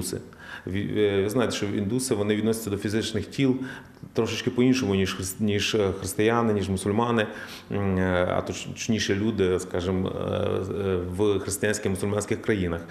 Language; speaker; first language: Ukrainian; native; Ukrainian